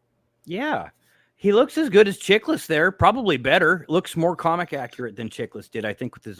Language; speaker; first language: English; native; English